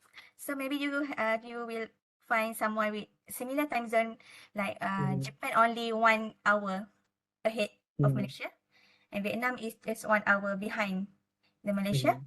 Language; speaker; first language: English; non-native, local second language; Malay